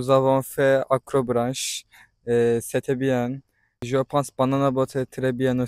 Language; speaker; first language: French; non-native, learner; Turkish